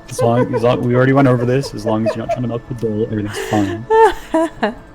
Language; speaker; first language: English; native; English